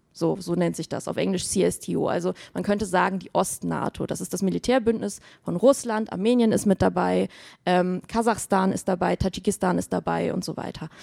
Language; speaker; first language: German; early bilingual, other home language; Armenian